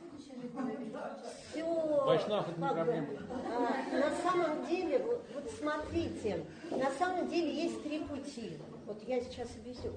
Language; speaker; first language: Russian; native; Russian